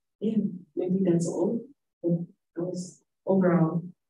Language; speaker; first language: English; non-native, fluent; Indonesian